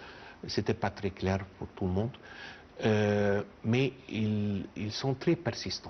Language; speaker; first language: French; non-native, fluent; Arabic